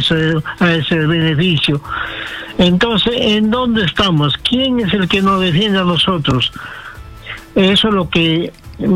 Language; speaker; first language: Spanish; native; Spanish